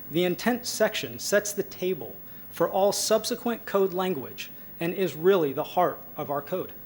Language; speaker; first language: English; native; English